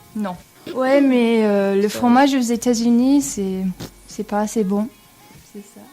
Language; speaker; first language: French; non-native, fluent; English